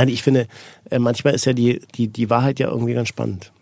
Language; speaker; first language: German; native; German